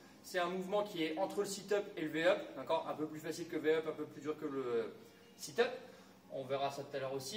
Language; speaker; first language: French; native; French